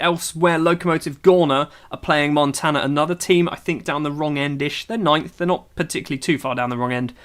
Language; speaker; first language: English; native; English